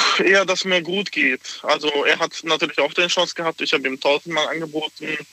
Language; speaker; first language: German; non-native, fluent; Hungarian